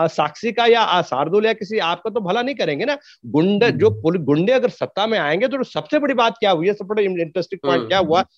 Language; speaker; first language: Hindi; native; Hindi